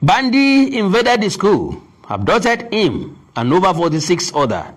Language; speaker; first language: English; non-native, local second language; Yoruba